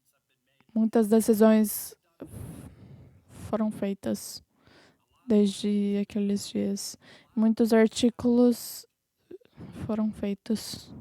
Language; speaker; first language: Portuguese; non-native, fluent; English